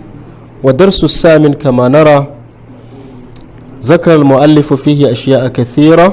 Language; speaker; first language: Arabic; non-native, fluent; Hausa